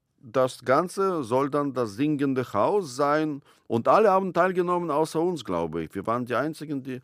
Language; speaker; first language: German; non-native, fluent; Russian